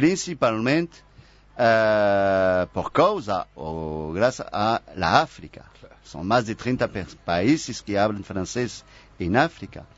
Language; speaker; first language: Portuguese; non-native, fluent; French